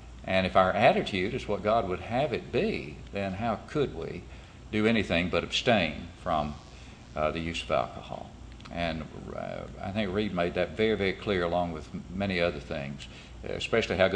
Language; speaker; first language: English; native; English